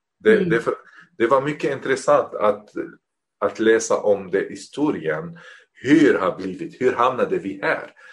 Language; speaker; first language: Swedish; non-native, fluent; Arabic